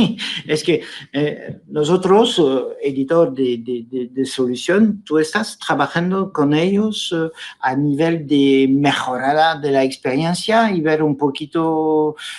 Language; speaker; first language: Spanish; non-native, fluent; French